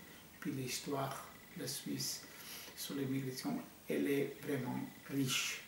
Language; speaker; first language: French; non-native, fluent; Portuguese